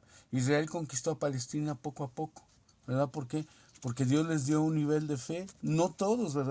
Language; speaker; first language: Spanish; native; Spanish